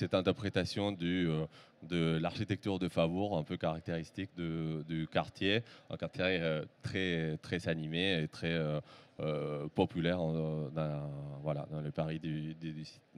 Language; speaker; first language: French; native; French